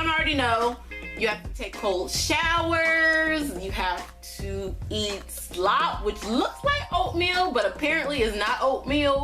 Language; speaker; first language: English; native; English